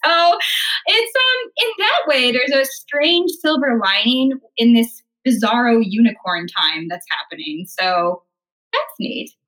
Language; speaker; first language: English; native; English